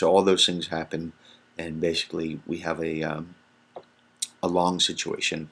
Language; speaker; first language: English; native; English